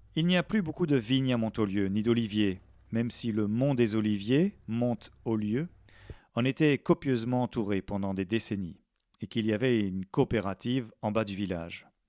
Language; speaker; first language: French; native; French